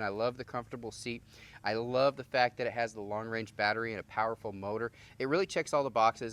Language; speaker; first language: English; native; English